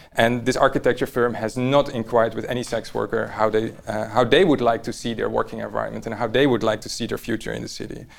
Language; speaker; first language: English; non-native, fluent; Dutch